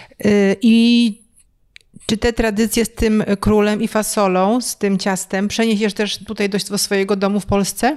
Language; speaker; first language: Polish; native; Polish